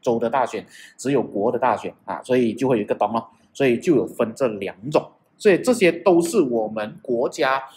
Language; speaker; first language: Chinese; native; Chinese